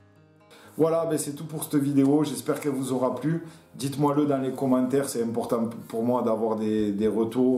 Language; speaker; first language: French; native; French